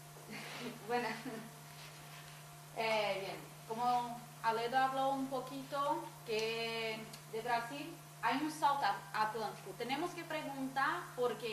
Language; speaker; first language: Spanish; non-native, fluent; Portuguese